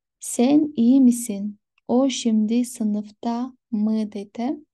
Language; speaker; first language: Turkish; non-native, fluent; Kyrgyz